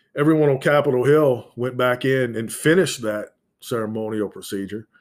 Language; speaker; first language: English; native; English